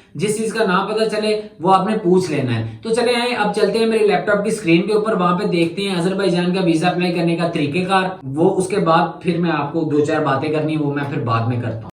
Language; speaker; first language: Urdu; non-native, local second language; Punjabi